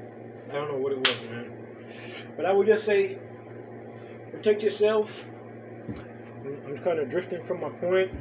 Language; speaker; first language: English; native; English